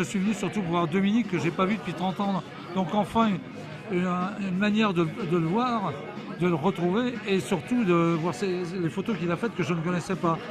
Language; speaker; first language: French; native; French